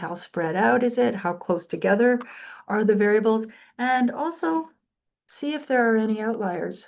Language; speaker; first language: English; native; English